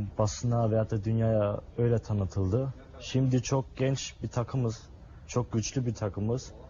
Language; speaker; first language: Turkish; early bilingual, heritage; Turkish